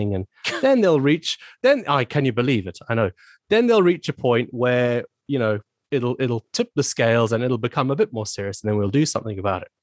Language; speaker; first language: English; native; English